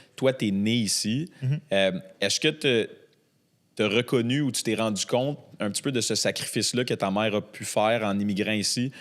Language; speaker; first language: French; native; French